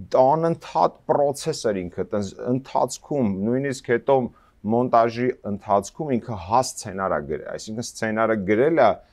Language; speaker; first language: Armenian; native; Armenian